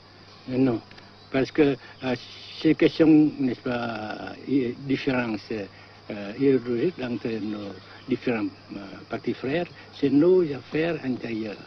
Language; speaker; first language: French; non-native, local second language; Vietnamese